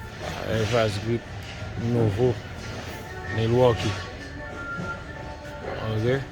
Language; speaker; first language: French; non-native, learner; Haitian Creole